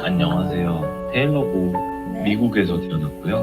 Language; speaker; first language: Korean; early bilingual, heritage; Korean